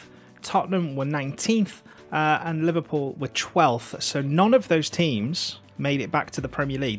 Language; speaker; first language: English; native; English